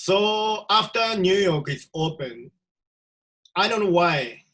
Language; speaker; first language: English; non-native, learner; Japanese